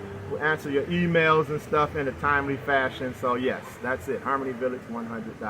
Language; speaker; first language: English; native; English